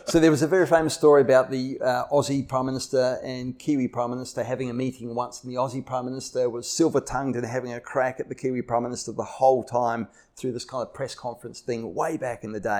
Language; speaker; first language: English; native; English